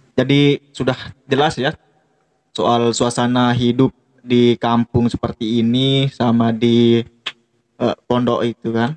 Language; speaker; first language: Indonesian; non-native, local second language; Sasak